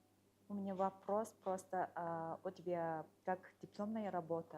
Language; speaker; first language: Russian; non-native, fluent; Mongolian